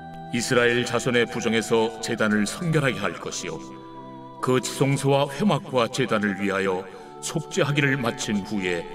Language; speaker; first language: Korean; native; Korean